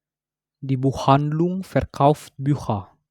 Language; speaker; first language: German; non-native, learner; Indonesian